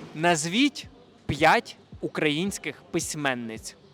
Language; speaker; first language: Ukrainian; native; Ukrainian